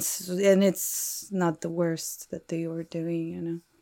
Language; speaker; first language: English; non-native, fluent; Russian